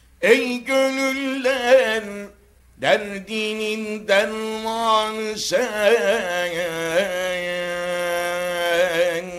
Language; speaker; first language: Turkish; native; Turkish